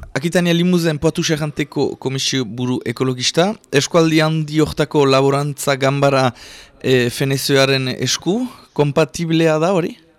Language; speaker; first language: Basque; native; Basque